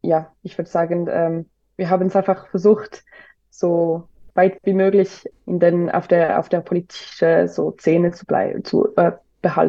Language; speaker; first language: German; non-native, local second language; French